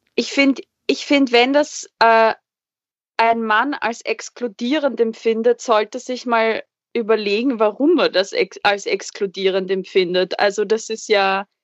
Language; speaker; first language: German; native; German